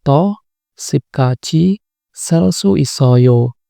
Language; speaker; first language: Korean; non-native, fluent; Indonesian